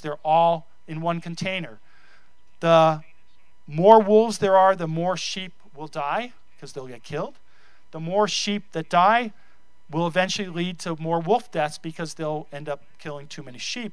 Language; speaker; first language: English; native; English